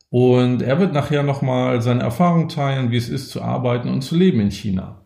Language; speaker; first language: German; native; German